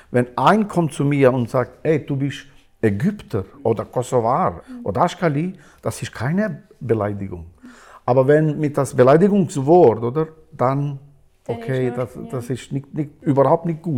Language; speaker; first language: German; non-native, learner; Albanian